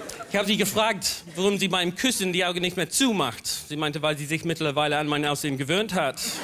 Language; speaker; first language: German; non-native, fluent; English